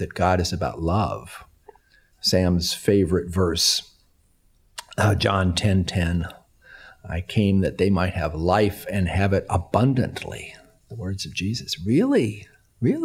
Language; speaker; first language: English; native; English